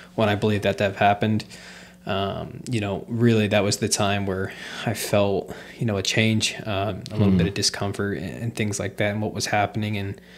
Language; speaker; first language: English; native; English